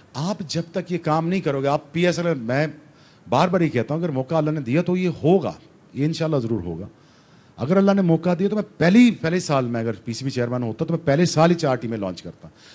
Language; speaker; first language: Urdu; non-native, local second language; Punjabi